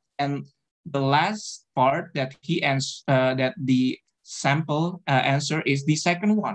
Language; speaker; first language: English; non-native, fluent; Indonesian